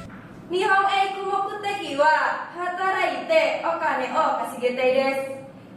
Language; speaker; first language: Japanese; non-native, learner; Indonesian